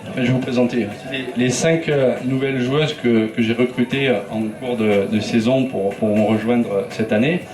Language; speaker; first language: French; native; French